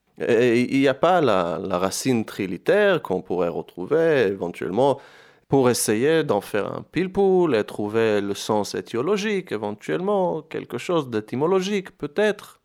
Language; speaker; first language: French; non-native, fluent; Hebrew